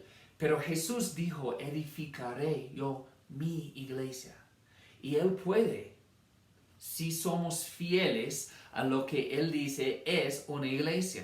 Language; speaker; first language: Spanish; non-native, fluent; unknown